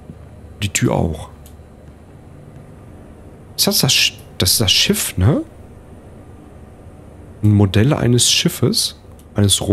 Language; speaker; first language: German; native; German